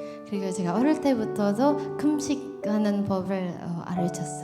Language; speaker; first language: Korean; non-native, learner; Indonesian